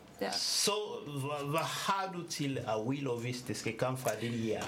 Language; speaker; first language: Danish; non-native, fluent; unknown